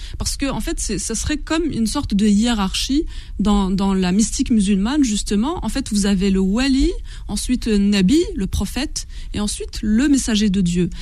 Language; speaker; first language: French; non-native, local second language; Kabyle